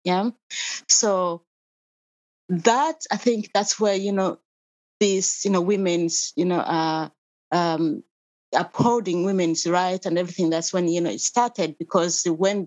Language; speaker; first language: English; non-native, local second language; Kinyarwanda